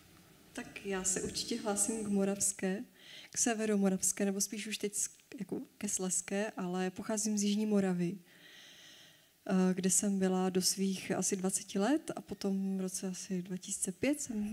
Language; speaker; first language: Czech; native; Czech